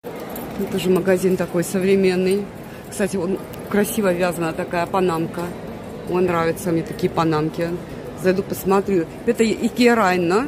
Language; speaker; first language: Russian; native; Russian